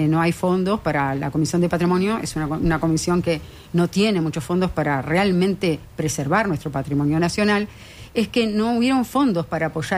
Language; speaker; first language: Spanish; native; Spanish